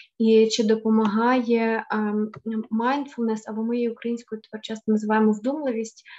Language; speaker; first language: Ukrainian; native; Ukrainian